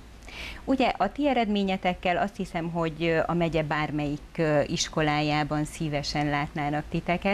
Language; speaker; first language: Hungarian; native; Hungarian